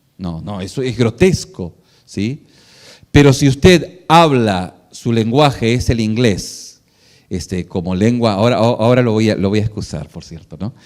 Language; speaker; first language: Spanish; native; Spanish